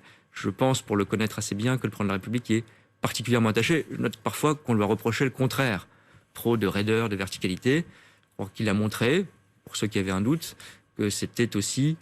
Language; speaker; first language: French; native; French